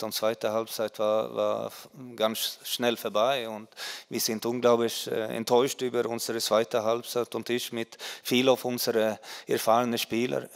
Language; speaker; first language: German; non-native, fluent; Swedish